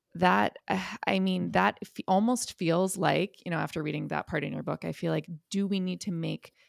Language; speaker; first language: English; native; English